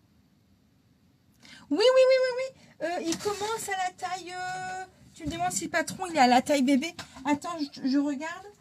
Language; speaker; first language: French; native; French